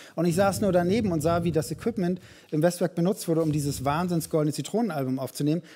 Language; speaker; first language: German; native; German